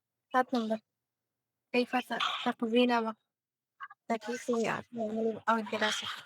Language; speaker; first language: Arabic; non-native, learner; Urdu